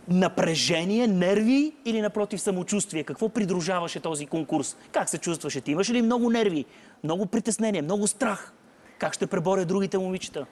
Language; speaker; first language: Bulgarian; native; Bulgarian